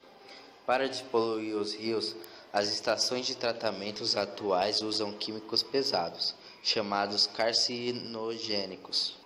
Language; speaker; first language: Portuguese; native; Portuguese